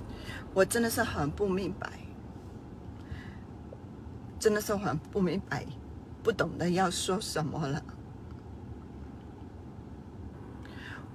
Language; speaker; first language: Chinese; non-native, fluent; Burmese